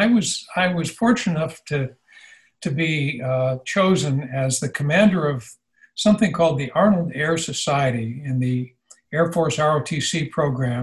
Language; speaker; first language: English; native; English